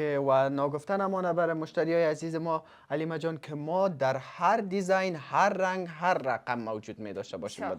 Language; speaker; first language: Persian; native; Persian